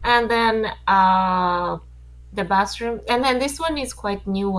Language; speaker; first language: English; non-native, learner; Japanese